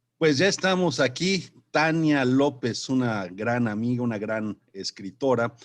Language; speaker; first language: Spanish; native; Spanish